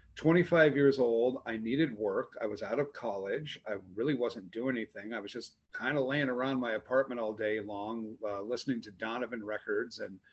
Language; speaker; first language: English; native; English